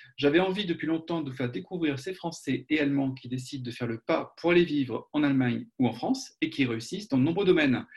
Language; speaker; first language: French; native; French